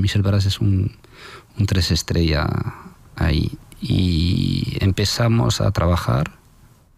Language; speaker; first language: Spanish; non-native, fluent; French